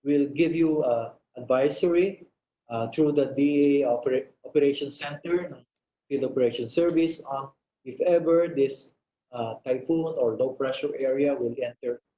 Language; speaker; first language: English; non-native, local second language; Filipino